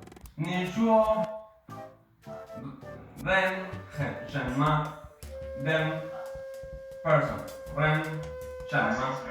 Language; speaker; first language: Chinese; non-native, learner; Spanish